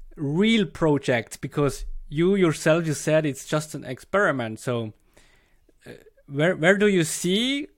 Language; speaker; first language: English; non-native, fluent; Swiss German